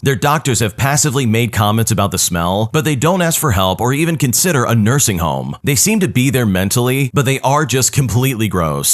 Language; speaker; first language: English; native; English